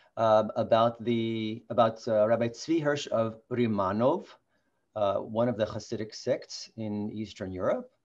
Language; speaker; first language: English; native; English